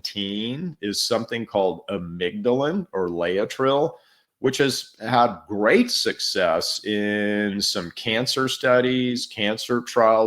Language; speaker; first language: English; native; English